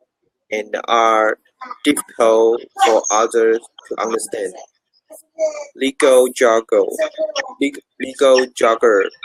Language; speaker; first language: English; non-native, learner; Chinese